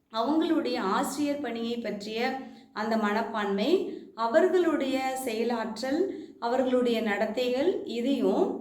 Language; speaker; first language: Tamil; native; Tamil